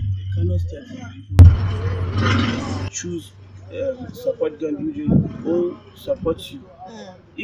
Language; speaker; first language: English; non-native, local second language; Hausa